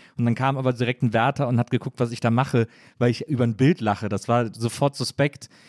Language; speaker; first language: German; native; German